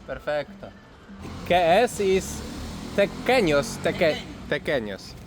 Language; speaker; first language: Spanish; non-native, learner; Polish